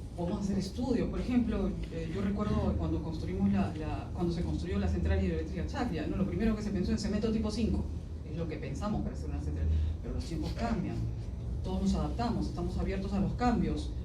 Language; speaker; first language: Spanish; native; Spanish